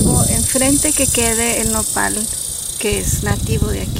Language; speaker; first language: Spanish; early bilingual, heritage; Spanish